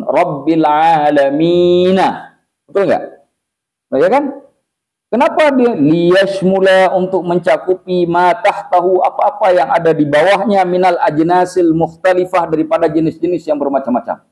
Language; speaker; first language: Indonesian; native; Indonesian